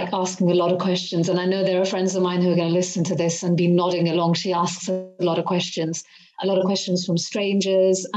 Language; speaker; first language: English; native; English